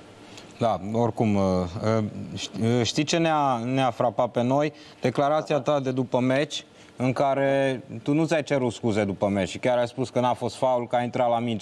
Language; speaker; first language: Romanian; native; Romanian